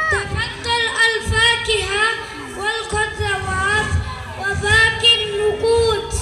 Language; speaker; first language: Arabic; non-native, learner; Bangla